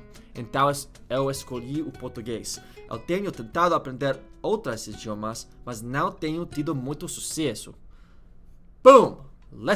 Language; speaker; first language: Portuguese; non-native, learner; English